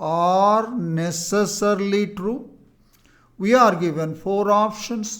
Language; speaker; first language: English; non-native, local second language; Telugu